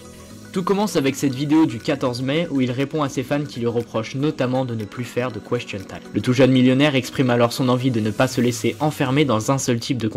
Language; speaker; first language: French; native; French